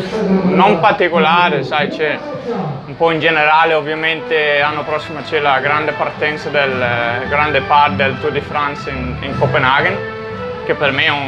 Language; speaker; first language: Italian; non-native, fluent; Danish